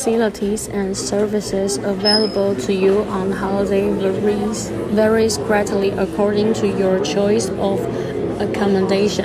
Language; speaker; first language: English; non-native, learner; Chinese